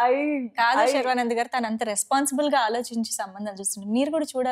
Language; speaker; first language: Telugu; native; Telugu